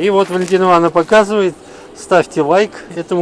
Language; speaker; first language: Russian; native; Russian